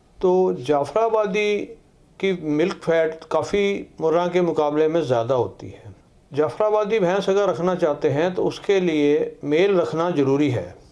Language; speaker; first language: Hindi; non-native, local second language; Punjabi